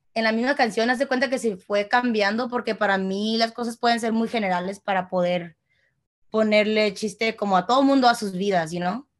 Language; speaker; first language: Spanish; early bilingual, heritage; Spanish